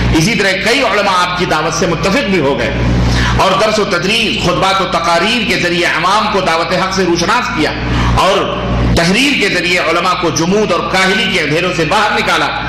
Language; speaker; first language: Urdu; native; Urdu